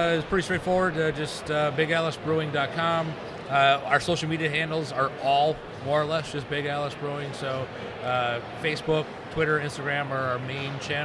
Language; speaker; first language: English; native; English